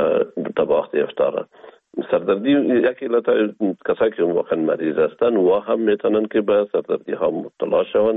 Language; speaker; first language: Persian; native; Persian